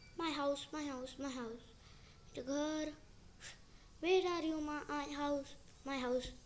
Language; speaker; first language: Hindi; non-native, local second language; Marathi